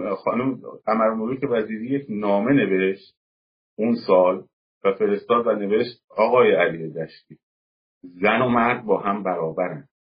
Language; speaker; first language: Persian; native; Persian